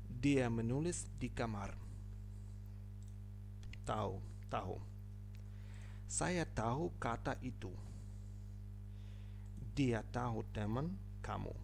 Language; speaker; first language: Indonesian; non-native, fluent; Ukrainian